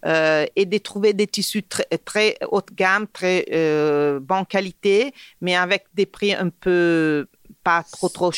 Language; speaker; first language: French; non-native, fluent; Italian